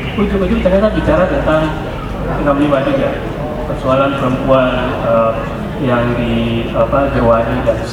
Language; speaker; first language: Indonesian; non-native, local second language; Minangkabau